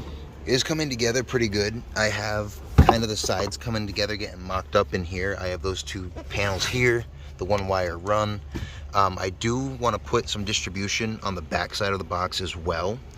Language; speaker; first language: English; native; English